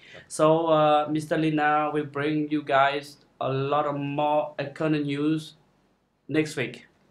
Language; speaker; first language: English; non-native, fluent; Khmer